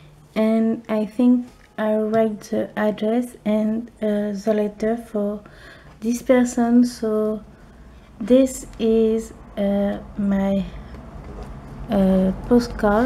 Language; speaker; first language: English; non-native, learner; French